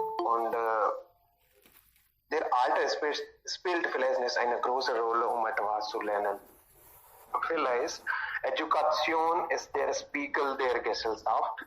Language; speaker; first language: German; non-native, learner; Hindi